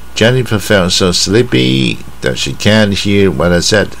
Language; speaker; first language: English; non-native, fluent; Chinese